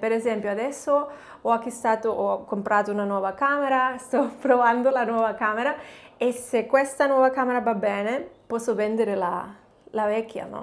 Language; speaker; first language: Italian; non-native, fluent; Catalan